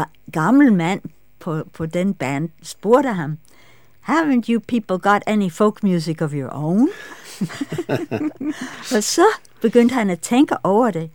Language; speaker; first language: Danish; non-native, fluent; English